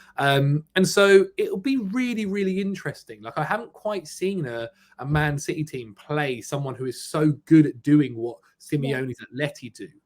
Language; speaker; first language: English; native; English